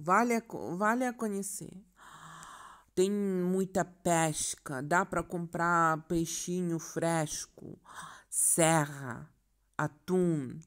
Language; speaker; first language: Portuguese; non-native, learner; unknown